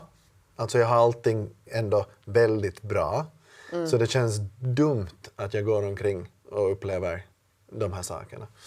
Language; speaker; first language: Swedish; native; Swedish